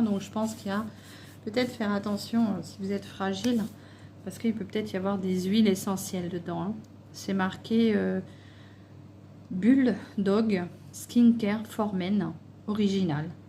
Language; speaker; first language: French; native; French